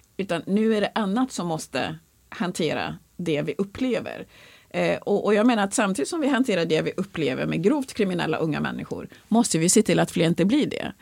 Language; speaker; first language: Swedish; early bilingual, other home language; Swahili